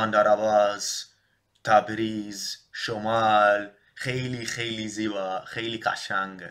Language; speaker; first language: Persian; non-native, learner; Dutch